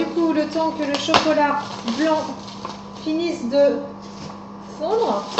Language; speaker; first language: French; native; French